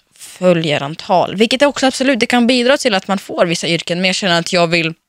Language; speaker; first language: Swedish; early bilingual, other home language; Russian